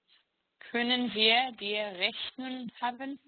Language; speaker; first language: German; non-native, learner; Hebrew